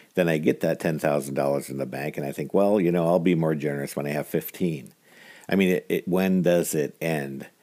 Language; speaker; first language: English; native; English